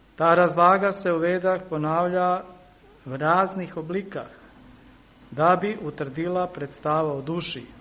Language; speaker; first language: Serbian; early bilingual, heritage; Serbian